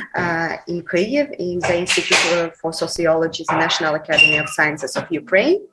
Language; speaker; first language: English; non-native, fluent; Ukrainian